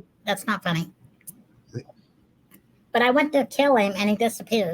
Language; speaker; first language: English; native; English